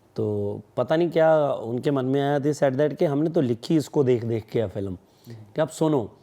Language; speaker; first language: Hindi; non-native, local second language; Punjabi